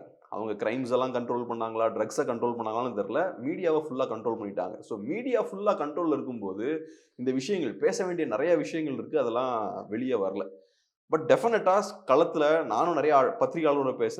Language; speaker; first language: Tamil; native; Tamil